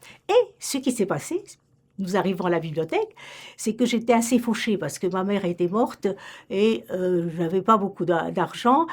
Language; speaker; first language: French; native; French